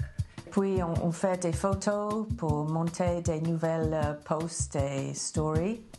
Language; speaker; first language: French; non-native, fluent; English